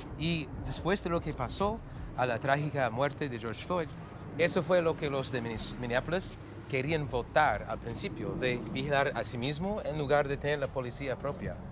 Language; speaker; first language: Spanish; non-native, fluent; English